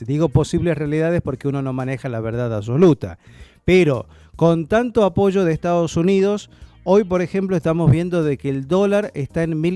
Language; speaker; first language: Spanish; native; Spanish